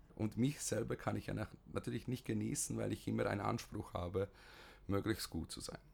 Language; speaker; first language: German; early bilingual, other home language; Bosnian